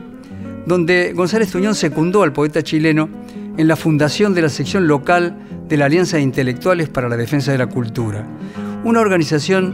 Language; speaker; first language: Spanish; native; Spanish